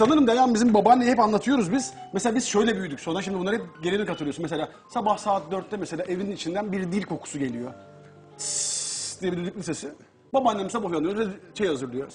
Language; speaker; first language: Turkish; native; Turkish